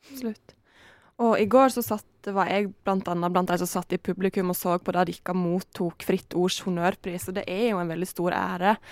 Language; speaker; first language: Norwegian; native; Norwegian